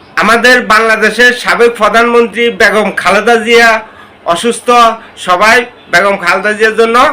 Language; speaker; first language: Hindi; non-native, learner; Bangla